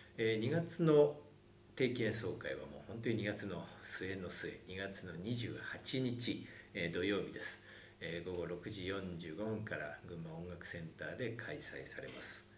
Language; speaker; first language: Japanese; native; Japanese